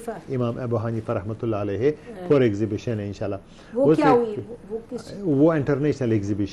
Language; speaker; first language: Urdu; non-native, learner; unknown